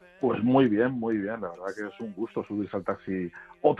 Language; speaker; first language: Spanish; native; Spanish